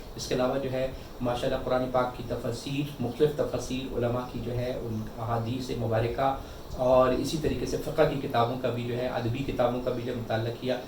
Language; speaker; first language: Urdu; non-native, local second language; Northern Hindko